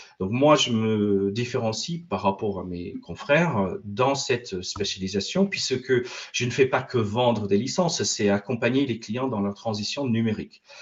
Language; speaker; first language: French; non-native, fluent; English